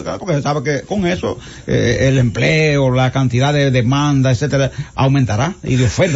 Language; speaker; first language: Spanish; native; Spanish